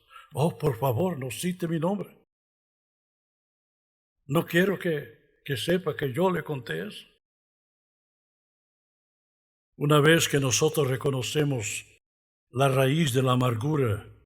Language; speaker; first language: Spanish; non-native, fluent; Portuguese